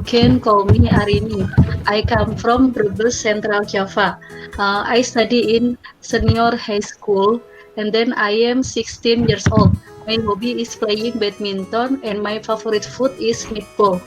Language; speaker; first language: English; non-native, learner; Indonesian